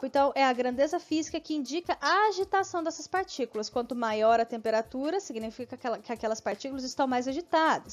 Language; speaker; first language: Portuguese; native; Portuguese